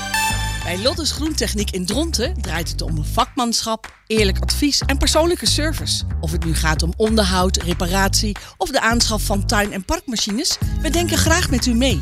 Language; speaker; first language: Dutch; native; Dutch